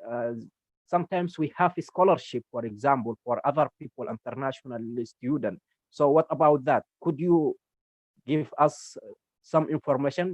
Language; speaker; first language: English; non-native, learner; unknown